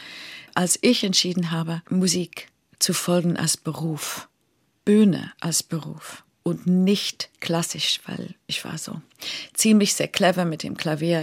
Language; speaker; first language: German; non-native, fluent; English